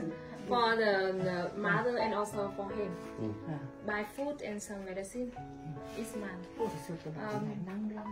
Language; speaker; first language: English; non-native, learner; Vietnamese